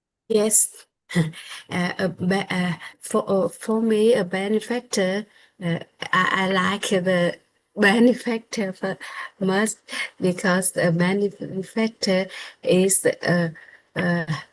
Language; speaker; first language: English; non-native, learner; Vietnamese